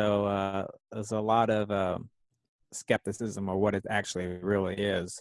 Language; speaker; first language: English; native; English